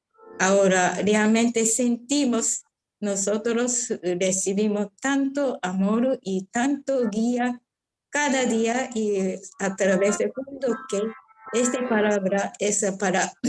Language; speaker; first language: Spanish; non-native, fluent; Japanese